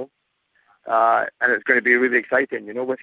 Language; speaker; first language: English; native; English